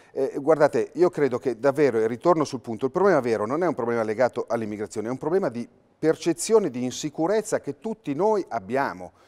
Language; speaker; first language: Italian; native; Italian